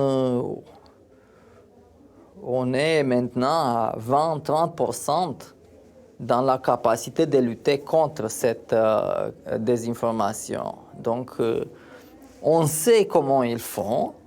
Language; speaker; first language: French; non-native, fluent; Romanian